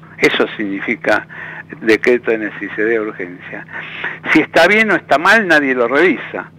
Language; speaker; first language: Spanish; native; Spanish